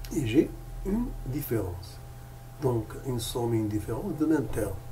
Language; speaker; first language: French; non-native, local second language; Arabic